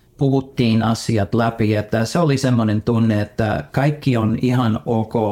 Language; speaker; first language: Finnish; early bilingual, heritage; Finnish